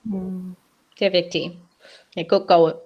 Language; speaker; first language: Danish; non-native, learner; English